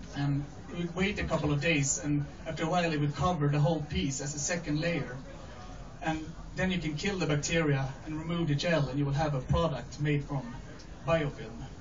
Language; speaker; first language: English; non-native, fluent; Swedish